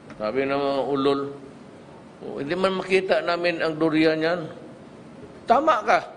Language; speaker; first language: Filipino; non-native, local second language; Cebuano